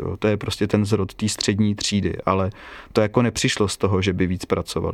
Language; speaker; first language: Czech; native; Czech